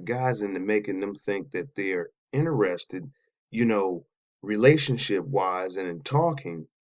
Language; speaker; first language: English; native; English